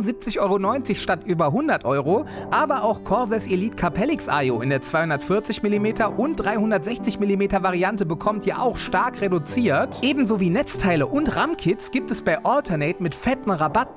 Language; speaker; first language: German; native; German